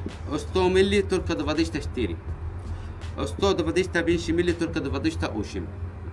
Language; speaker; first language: Polish; non-native, learner; Arabic